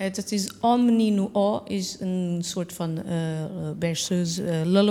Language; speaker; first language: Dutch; non-native, learner; Portuguese